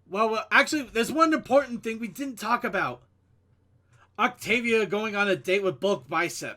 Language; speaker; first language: English; native; English